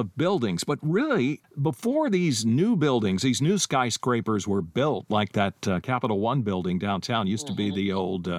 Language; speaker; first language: English; native; English